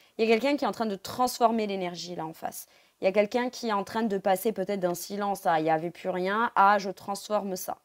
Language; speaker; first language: French; native; French